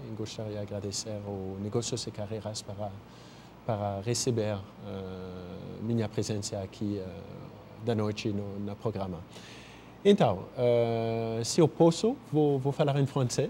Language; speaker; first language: Portuguese; non-native, fluent; French